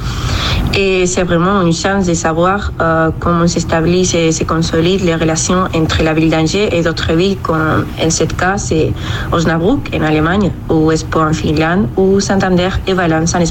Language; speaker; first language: French; non-native, fluent; Spanish